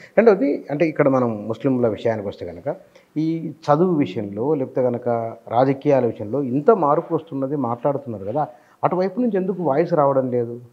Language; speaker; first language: Telugu; native; Telugu